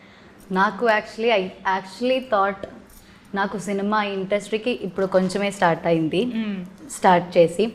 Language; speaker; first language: Telugu; non-native, learner; Malayalam